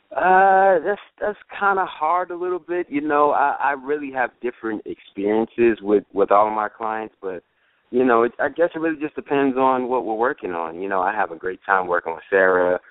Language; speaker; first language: English; native; English